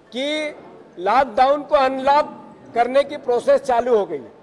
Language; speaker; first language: Hindi; native; Hindi